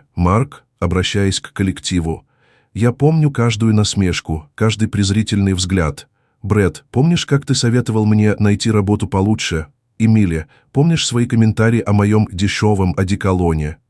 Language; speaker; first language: Russian; native; Russian